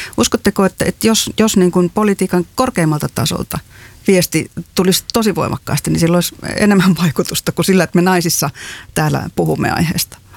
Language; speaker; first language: Finnish; native; Finnish